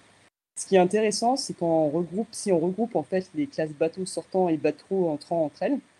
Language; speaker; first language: French; native; French